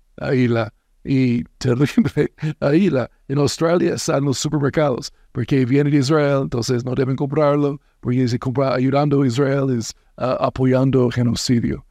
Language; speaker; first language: Spanish; non-native, fluent; English